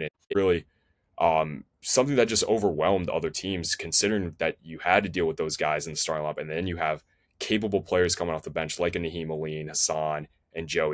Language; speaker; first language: English; native; English